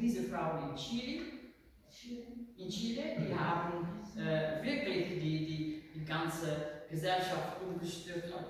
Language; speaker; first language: German; non-native, learner; Dutch